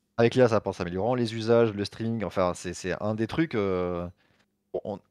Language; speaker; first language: French; native; French